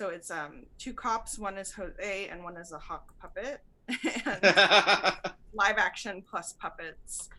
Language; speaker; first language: English; native; English